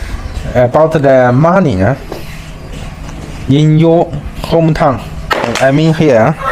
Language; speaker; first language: English; non-native, learner; Chinese